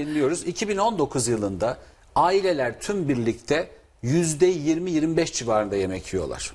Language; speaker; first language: Turkish; native; Turkish